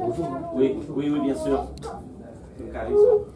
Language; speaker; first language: French; non-native, fluent; Spanish